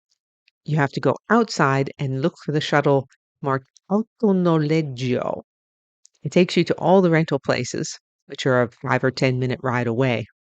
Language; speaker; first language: English; native; English